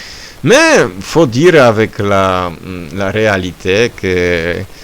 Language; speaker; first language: French; non-native, learner; Polish